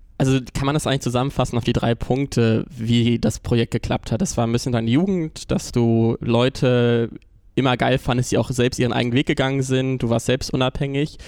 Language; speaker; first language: German; native; German